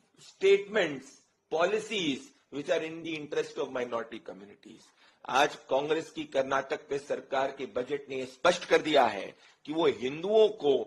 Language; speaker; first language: Hindi; native; Hindi